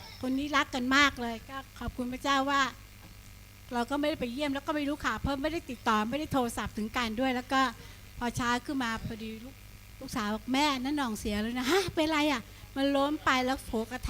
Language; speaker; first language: Thai; native; Thai